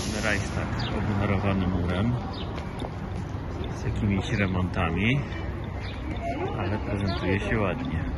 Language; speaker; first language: Polish; native; Polish